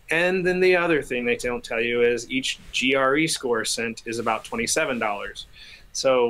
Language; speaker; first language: English; native; English